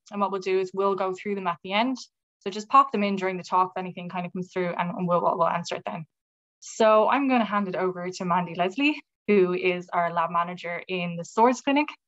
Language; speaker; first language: English; native; English